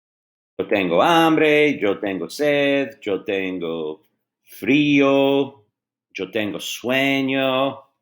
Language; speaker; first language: Spanish; non-native, fluent; English